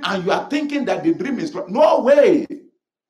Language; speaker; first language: English; non-native, local second language; Yoruba